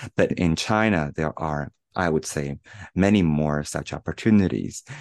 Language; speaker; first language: English; non-native, fluent; Chinese